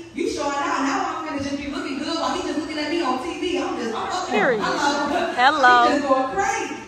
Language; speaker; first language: English; native; English